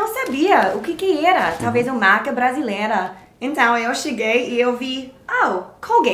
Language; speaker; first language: Portuguese; non-native, learner; English